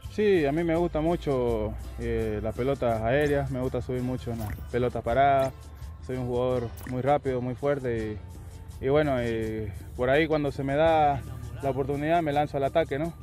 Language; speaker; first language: Spanish; native; Spanish